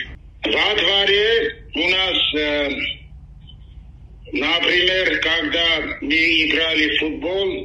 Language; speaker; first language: Russian; non-native, local second language; Armenian